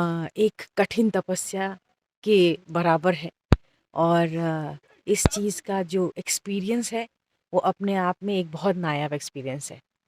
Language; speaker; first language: Hindi; native; Hindi